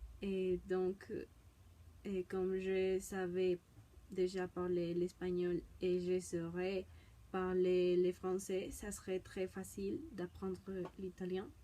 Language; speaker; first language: French; non-native, learner; Spanish